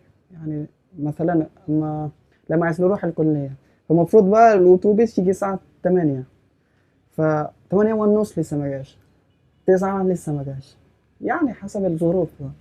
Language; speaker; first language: Arabic; non-native, fluent; Indonesian